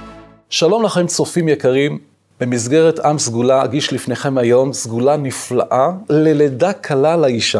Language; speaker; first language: Hebrew; native; Hebrew